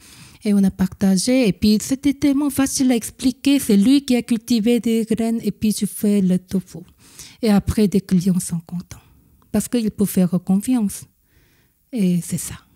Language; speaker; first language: French; non-native, fluent; Korean